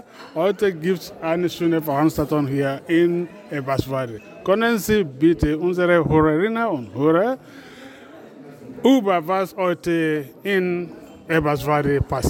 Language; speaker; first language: German; non-native, fluent; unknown